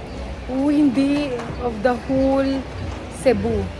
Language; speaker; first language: Filipino; native; Filipino